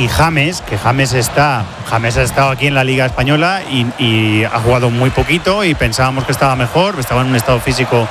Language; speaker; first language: Spanish; native; Spanish